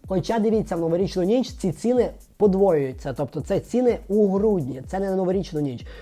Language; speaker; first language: Ukrainian; native; Ukrainian